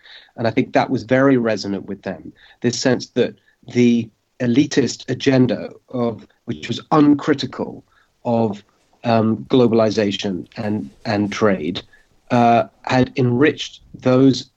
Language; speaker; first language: English; native; English